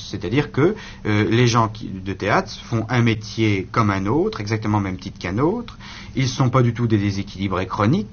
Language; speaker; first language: French; native; French